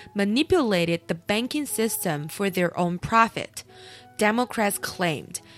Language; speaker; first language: English; non-native, fluent; Chinese